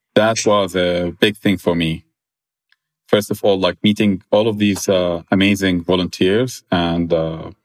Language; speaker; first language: English; non-native, fluent; Arabic